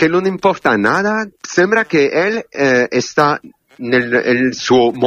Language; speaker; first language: Spanish; non-native, learner; French